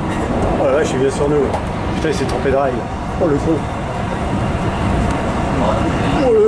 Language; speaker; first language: French; native; French